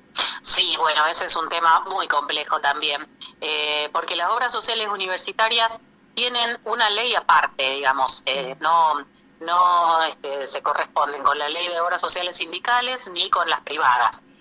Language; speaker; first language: Spanish; native; Spanish